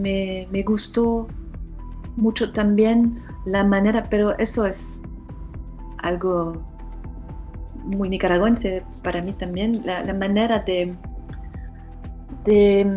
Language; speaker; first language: Spanish; non-native, fluent; French